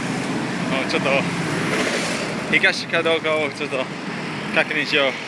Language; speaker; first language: Japanese; non-native, learner; English